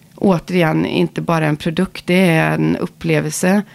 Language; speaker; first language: Swedish; native; Swedish